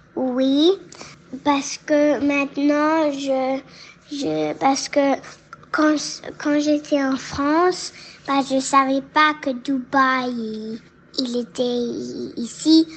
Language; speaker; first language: French; early bilingual, heritage; French